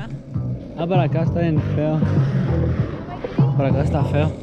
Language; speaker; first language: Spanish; early bilingual, heritage; Spanish